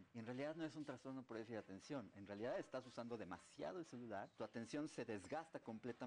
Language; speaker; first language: Spanish; native; Spanish